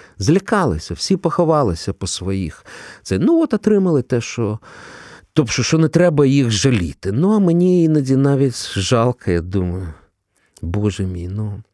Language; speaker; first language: Ukrainian; non-native, local second language; Russian